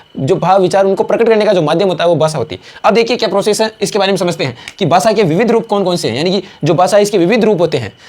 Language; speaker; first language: Hindi; native; Hindi